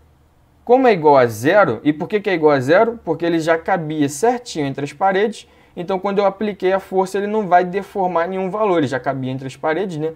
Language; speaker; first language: Portuguese; native; Portuguese